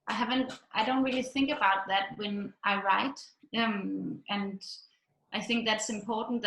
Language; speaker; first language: English; non-native, fluent; Danish